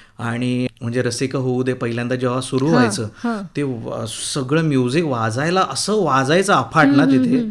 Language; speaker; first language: Marathi; native; Marathi